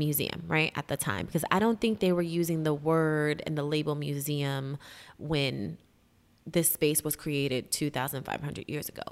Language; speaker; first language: English; native; English